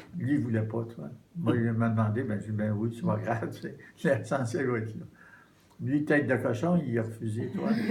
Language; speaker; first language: French; native; French